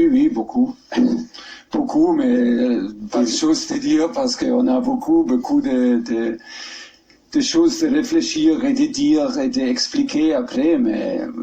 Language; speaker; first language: French; non-native, learner; German